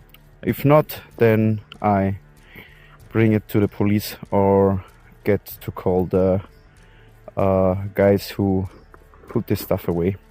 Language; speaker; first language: English; non-native, fluent; German